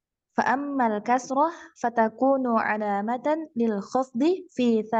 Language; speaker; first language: Arabic; non-native, learner; Indonesian